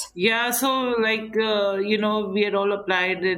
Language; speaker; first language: English; non-native, local second language; Nepali